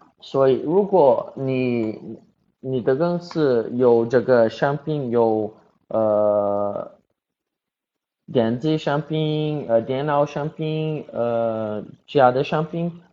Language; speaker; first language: Chinese; non-native, learner; Portuguese